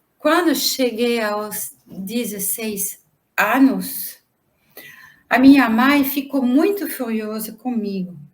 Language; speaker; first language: Portuguese; non-native, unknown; French